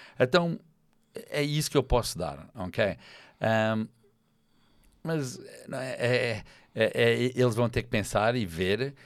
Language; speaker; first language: Portuguese; non-native, fluent; English